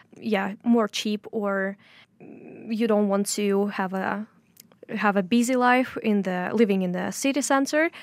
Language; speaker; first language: English; non-native, fluent; Russian